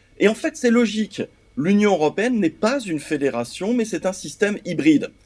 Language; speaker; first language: French; native; French